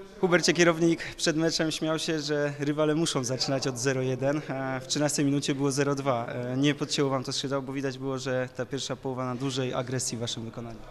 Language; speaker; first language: Polish; native; Polish